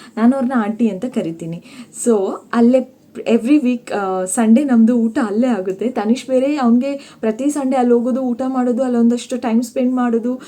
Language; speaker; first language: Kannada; non-native, local second language; Tulu